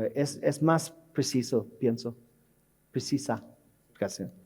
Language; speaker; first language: Spanish; non-native, learner; English